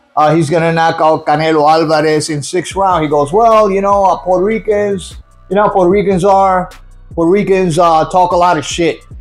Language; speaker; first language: English; non-native, fluent; Spanish